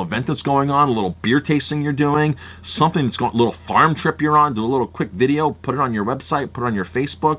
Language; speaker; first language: English; native; English